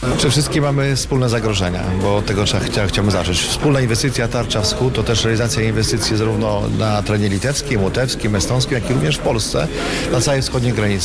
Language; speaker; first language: Polish; native; Polish